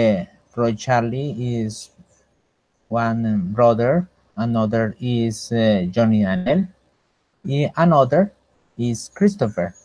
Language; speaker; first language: English; non-native, learner; Spanish